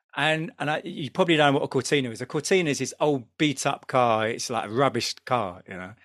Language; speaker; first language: English; native; English